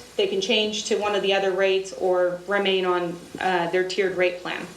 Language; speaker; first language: English; native; English